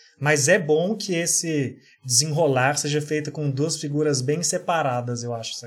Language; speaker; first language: Portuguese; native; Portuguese